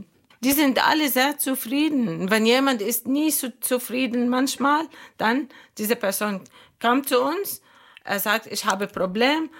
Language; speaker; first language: German; non-native, learner; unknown